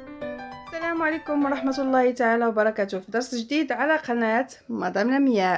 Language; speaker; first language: Arabic; native; Arabic